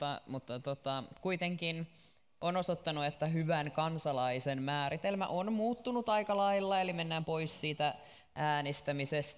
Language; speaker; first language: Finnish; native; Finnish